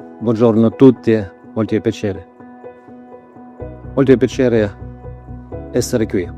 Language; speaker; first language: Italian; non-native, learner; Ukrainian